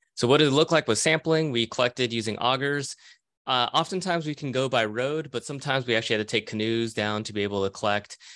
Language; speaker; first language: English; native; English